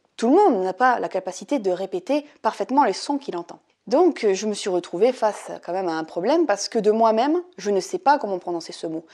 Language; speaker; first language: French; native; French